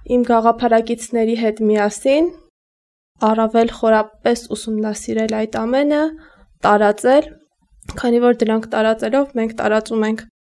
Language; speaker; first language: Armenian; native; Armenian